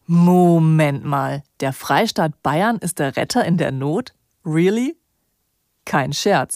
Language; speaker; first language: German; native; German